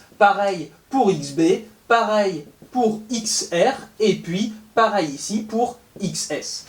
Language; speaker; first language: French; native; French